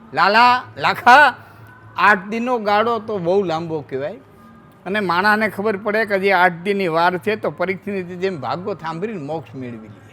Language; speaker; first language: Gujarati; non-native, local second language; Kachhi